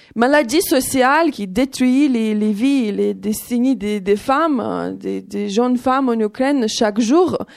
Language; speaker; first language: French; non-native, fluent; Ukrainian